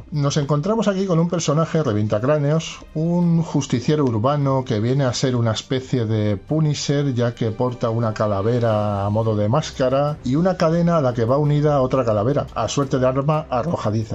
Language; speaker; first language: Spanish; native; Spanish